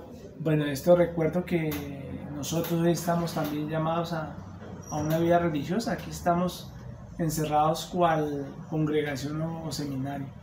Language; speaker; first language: Spanish; native; Spanish